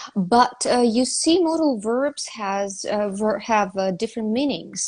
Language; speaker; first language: English; non-native, fluent; Russian